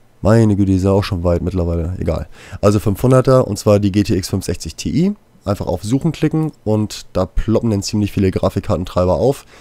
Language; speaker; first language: German; native; German